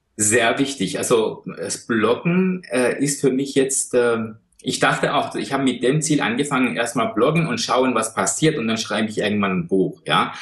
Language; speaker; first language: German; non-native, fluent; Persian